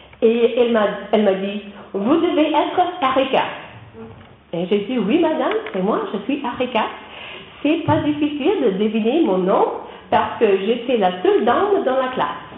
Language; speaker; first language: French; non-native, learner; English